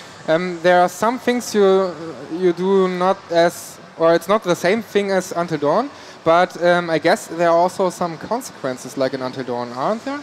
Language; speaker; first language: English; non-native, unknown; German